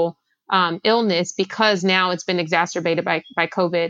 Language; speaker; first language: English; native; English